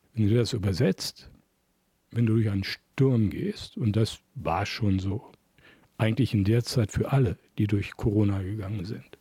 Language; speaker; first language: German; native; German